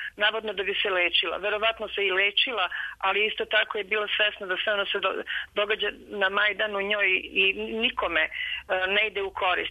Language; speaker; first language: Serbian; native; Serbian